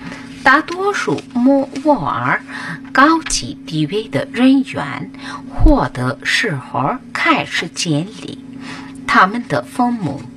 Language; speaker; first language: Chinese; non-native, learner; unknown